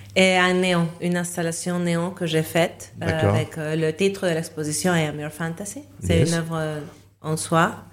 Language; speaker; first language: French; non-native, fluent; Spanish